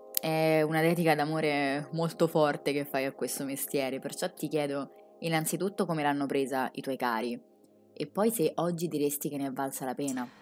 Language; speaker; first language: Italian; native; Italian